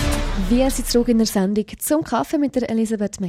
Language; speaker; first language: German; native; German